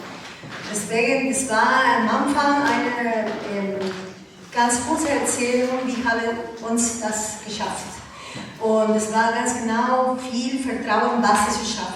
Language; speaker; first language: German; non-native, learner; Ukrainian